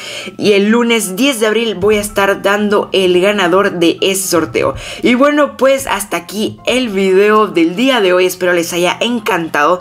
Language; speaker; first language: Spanish; native; Spanish